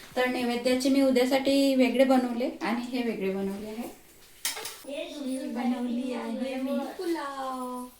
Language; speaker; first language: Marathi; non-native, local second language; Hindi